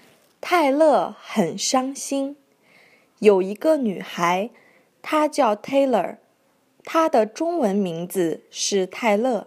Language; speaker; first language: Chinese; non-native, learner; English